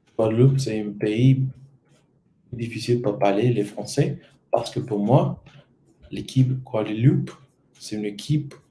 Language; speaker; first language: French; non-native, learner; English